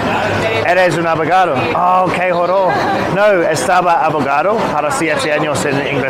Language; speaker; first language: Spanish; non-native, learner; English